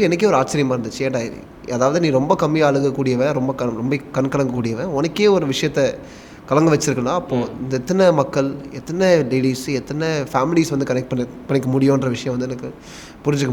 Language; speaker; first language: Tamil; native; Tamil